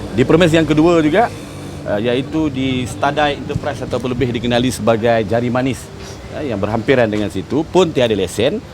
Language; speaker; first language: Malay; native; Malay